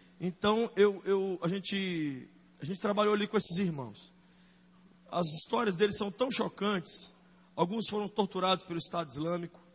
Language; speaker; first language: Portuguese; native; Portuguese